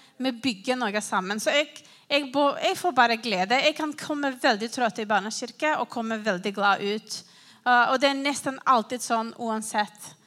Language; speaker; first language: Norwegian; non-native, fluent; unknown